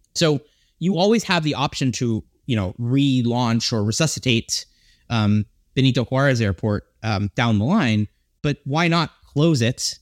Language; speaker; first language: English; native; English